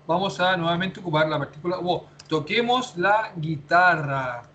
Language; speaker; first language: Spanish; native; Spanish